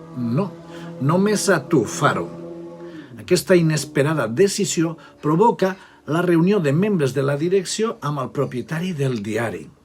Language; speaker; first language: Catalan; non-native, local second language; Spanish